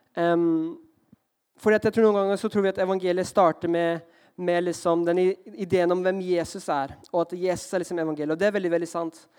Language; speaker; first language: Norwegian; early bilingual, heritage; Norwegian